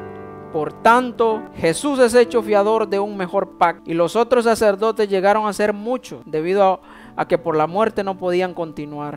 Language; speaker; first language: Spanish; native; Spanish